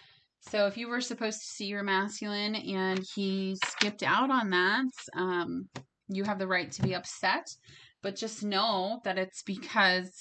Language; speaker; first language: English; native; English